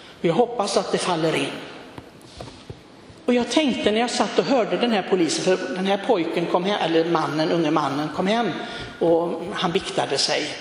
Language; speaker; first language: Swedish; non-native, fluent; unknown